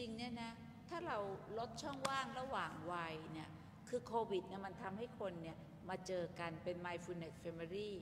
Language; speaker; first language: Thai; native; Thai